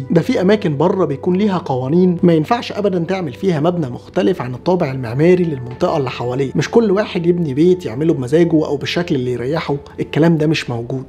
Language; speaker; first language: Arabic; native; Arabic